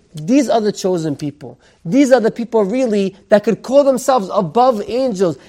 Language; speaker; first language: English; native; English